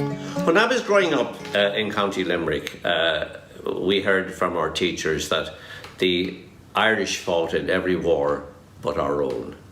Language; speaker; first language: English; native; English